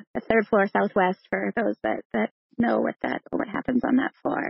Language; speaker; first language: English; native; English